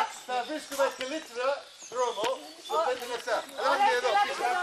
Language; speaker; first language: Greek; non-native, learner; English